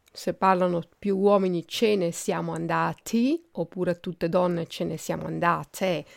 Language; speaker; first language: Italian; native; Italian